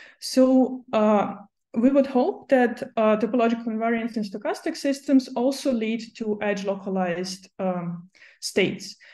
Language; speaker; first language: English; non-native, fluent; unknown